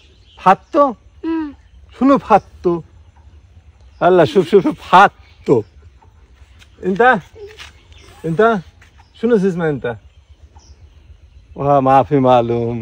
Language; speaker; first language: Arabic; non-native, learner; Bangla